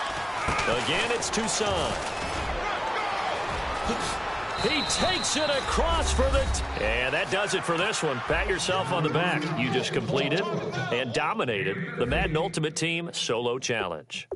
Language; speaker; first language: English; native; English